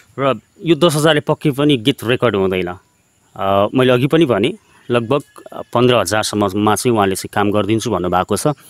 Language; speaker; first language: Nepali; native; Nepali